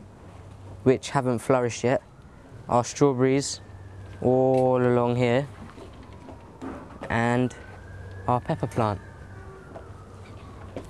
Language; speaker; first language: English; native; English